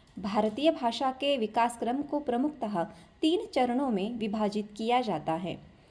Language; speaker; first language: Hindi; non-native, local second language; Marathi